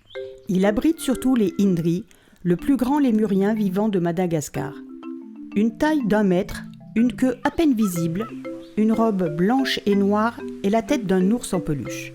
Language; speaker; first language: French; native; French